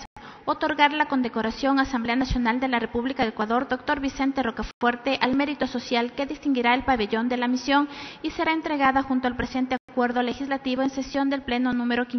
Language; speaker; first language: Spanish; native; Spanish